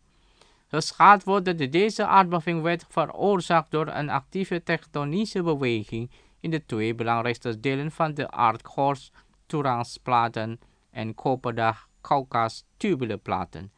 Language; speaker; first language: Dutch; non-native, fluent; Indonesian